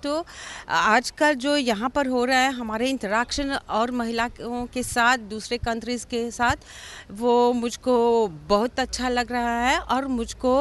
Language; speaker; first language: Hindi; non-native, fluent; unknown